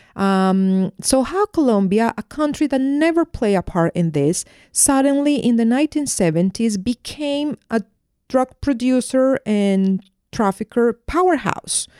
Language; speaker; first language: English; non-native, fluent; Spanish